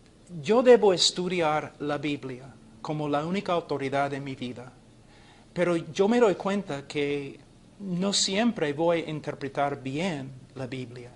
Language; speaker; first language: Spanish; non-native, fluent; English